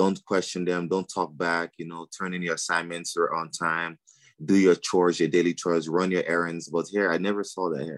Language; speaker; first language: English; non-native, local second language; Igbo